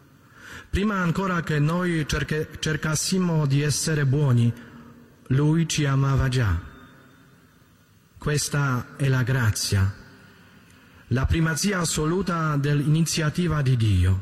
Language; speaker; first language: Italian; native; Italian